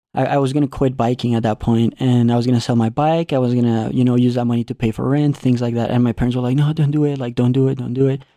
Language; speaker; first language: English; non-native, fluent; Spanish